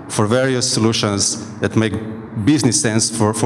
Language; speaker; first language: English; non-native, fluent; Slovenian